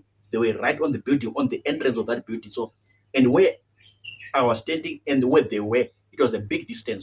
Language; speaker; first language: English; non-native, local second language; Shona